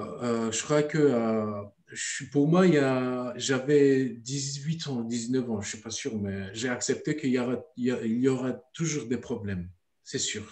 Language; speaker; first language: French; non-native, learner; Turkish